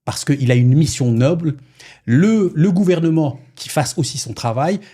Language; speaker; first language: French; non-native, local second language; Arabic